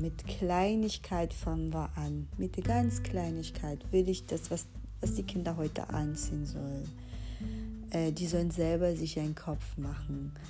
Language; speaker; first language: German; non-native, fluent; Portuguese